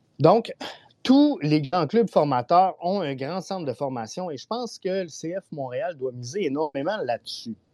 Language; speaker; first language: French; native; French